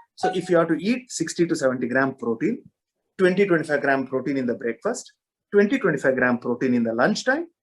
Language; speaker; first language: English; non-native, local second language; Kannada